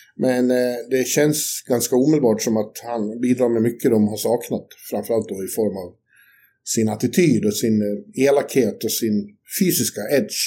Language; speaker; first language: Swedish; native; Swedish